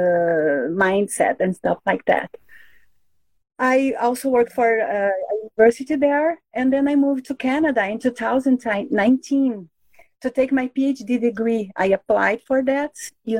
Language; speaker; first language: English; non-native, fluent; Portuguese